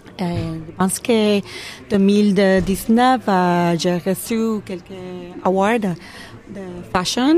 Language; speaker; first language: French; non-native, learner; Spanish